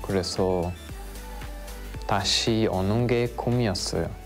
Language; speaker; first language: Korean; non-native, learner; Portuguese